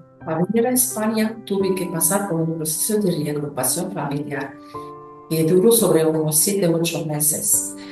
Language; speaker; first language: Spanish; non-native, fluent; Arabic